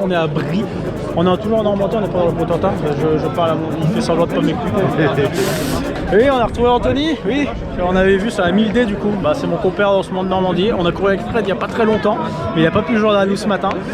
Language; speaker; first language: French; native; French